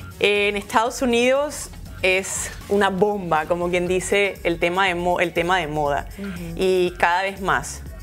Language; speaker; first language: Spanish; native; Spanish